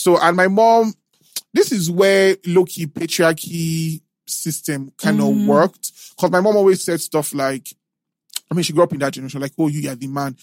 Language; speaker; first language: English; non-native, local second language; Yoruba